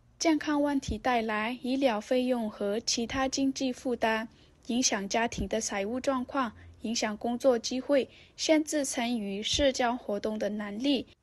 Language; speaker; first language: Chinese; non-native, learner; Vietnamese